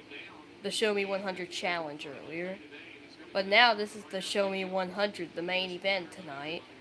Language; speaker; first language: English; native; English